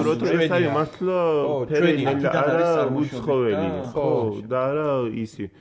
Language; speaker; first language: Georgian; early bilingual, heritage; Georgian